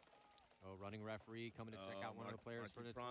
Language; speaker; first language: English; native; English